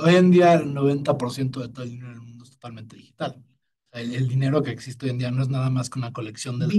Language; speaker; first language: Spanish; native; Spanish